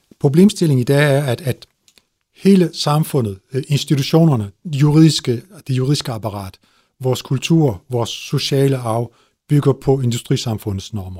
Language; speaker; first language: Danish; early bilingual, other home language; Turkish